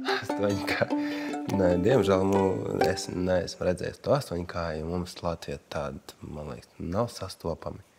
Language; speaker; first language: Latvian; non-native, local second language; Russian